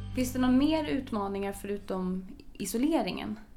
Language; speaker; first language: Swedish; native; Swedish